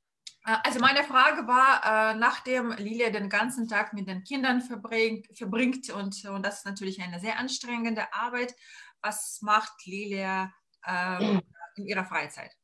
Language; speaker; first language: German; non-native, fluent; Russian